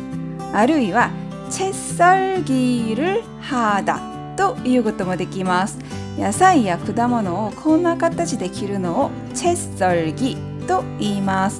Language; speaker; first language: Japanese; non-native, fluent; Korean